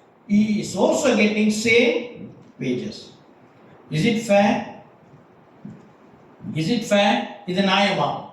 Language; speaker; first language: English; non-native, local second language; Tamil